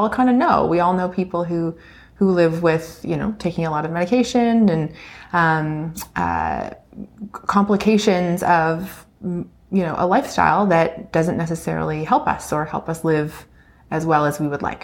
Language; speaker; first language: English; native; English